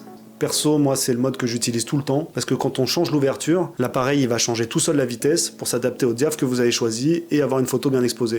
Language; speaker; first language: French; native; French